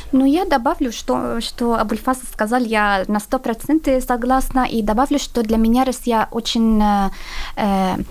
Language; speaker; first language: Russian; non-native, fluent; Arabic